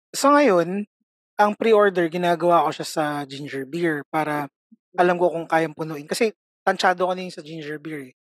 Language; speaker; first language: Filipino; native; Filipino